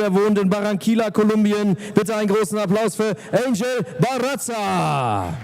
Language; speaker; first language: German; native; German